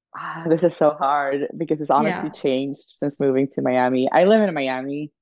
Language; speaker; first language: English; non-native, fluent; Swedish